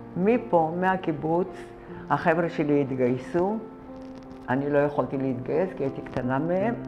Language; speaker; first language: Hebrew; early bilingual, other home language; Arabic